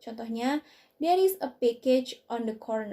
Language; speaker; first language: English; non-native, learner; Indonesian